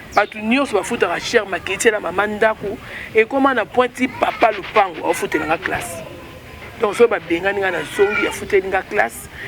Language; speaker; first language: Lingala; native; Lingala